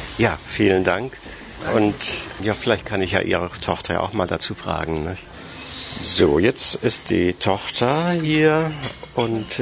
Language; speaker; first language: German; native; German